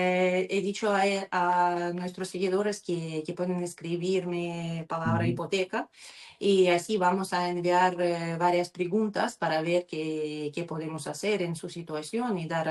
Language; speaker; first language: Spanish; non-native, learner; Russian